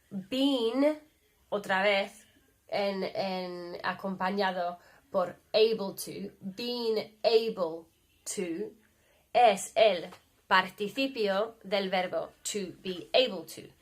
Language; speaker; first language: Spanish; non-native, fluent; English